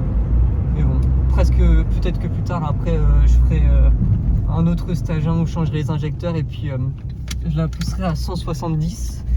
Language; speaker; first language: French; native; French